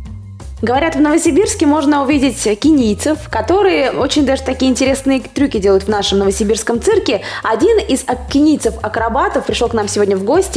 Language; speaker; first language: Russian; native; Russian